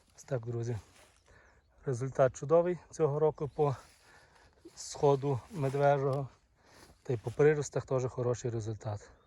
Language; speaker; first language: Ukrainian; native; Ukrainian